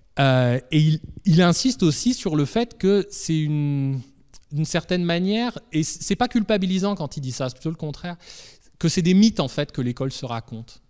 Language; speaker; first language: French; native; French